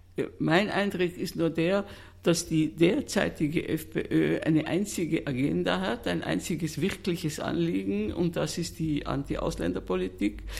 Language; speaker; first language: German; native; German